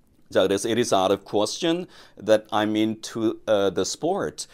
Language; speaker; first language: English; non-native, fluent; Korean